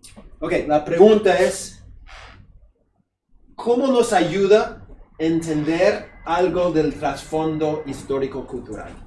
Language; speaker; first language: Spanish; non-native, fluent; English